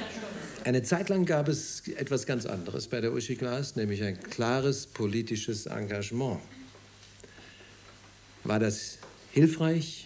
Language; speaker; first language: German; native; German